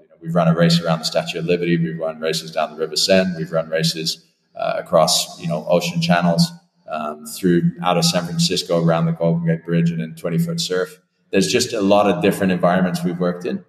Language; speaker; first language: English; native; English